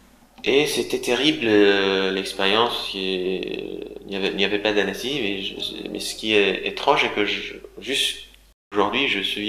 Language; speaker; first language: French; non-native, fluent; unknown